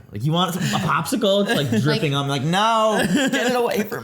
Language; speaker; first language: English; native; English